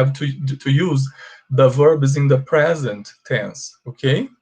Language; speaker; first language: English; non-native, fluent; Portuguese